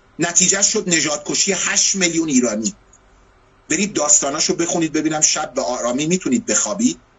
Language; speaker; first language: Persian; non-native, local second language; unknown